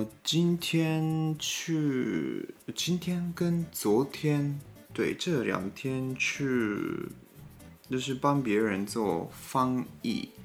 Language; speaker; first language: Chinese; non-native, fluent; Japanese